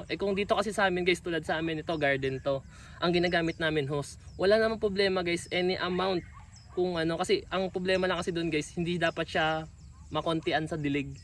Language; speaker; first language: Filipino; native; Filipino